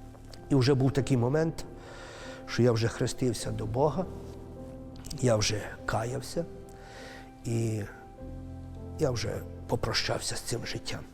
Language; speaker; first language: Ukrainian; native; Ukrainian